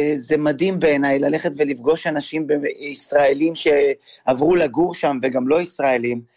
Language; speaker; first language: Hebrew; native; Hebrew